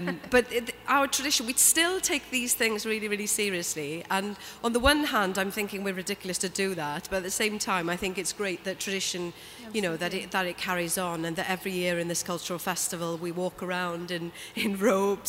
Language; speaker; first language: English; non-native, local second language; Welsh